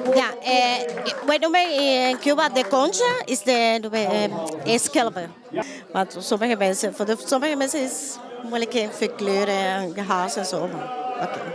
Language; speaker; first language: Dutch; non-native, learner; Spanish